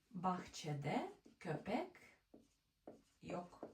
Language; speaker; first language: Turkish; non-native, learner; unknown